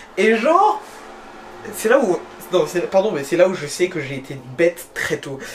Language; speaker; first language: French; native; French